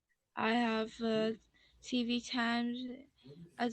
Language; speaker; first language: English; non-native, learner; Vietnamese